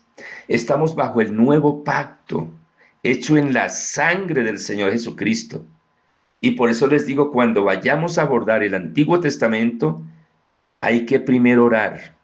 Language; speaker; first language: Spanish; native; Spanish